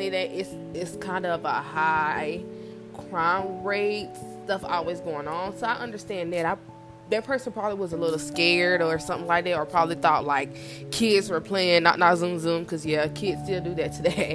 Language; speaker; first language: English; native; English